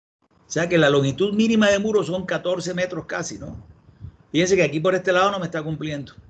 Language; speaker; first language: Spanish; native; Spanish